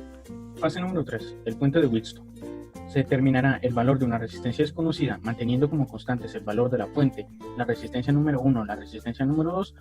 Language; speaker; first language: Spanish; native; Spanish